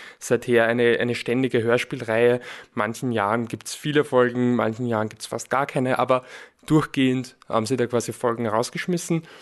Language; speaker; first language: German; native; German